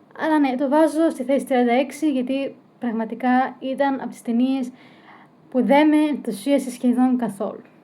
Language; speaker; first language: Greek; native; Greek